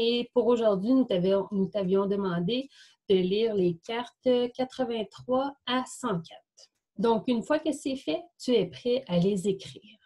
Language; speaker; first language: French; native; French